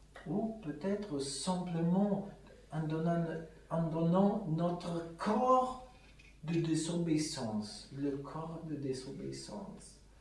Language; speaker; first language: French; non-native, fluent; Italian